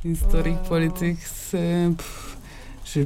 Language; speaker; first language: French; non-native, learner; Hungarian